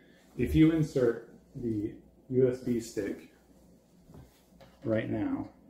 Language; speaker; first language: English; native; English